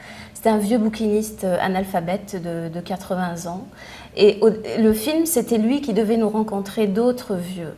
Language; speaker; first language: French; non-native, local second language; Arabic